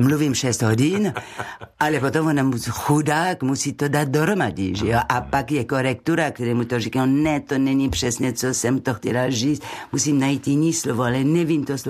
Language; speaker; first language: Czech; non-native, learner; French